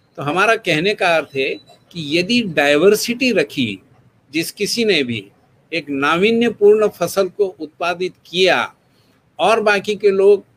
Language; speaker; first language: Hindi; non-native, local second language; Gujarati